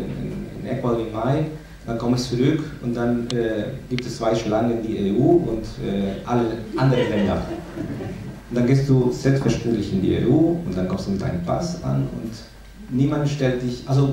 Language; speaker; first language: German; non-native, fluent; Spanish